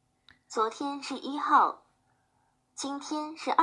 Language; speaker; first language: Chinese; non-native, learner; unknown